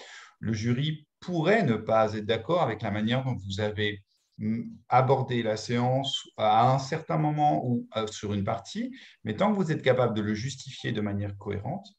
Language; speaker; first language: French; native; French